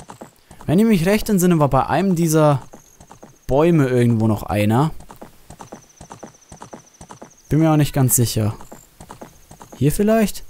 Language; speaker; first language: German; native; German